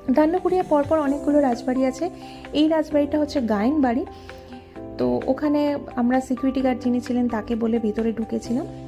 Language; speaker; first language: Bangla; native; Bangla